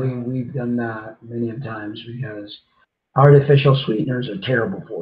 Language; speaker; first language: English; native; English